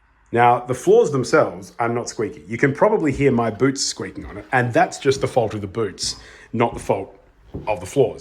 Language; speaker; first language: English; native; English